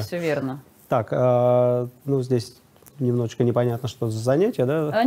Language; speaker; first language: Russian; native; Russian